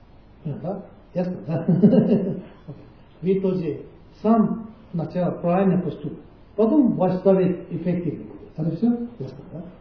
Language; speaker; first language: Russian; non-native, learner; Tibetan